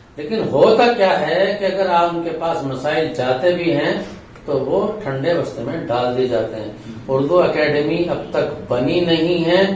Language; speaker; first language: Urdu; native; Urdu